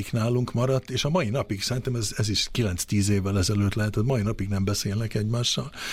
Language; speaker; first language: Hungarian; early bilingual, heritage; Swedish